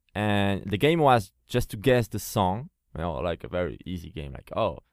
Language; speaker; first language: English; non-native, fluent; Portuguese